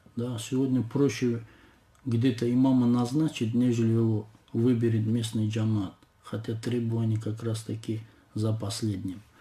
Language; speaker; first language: Russian; non-native, local second language; Lezghian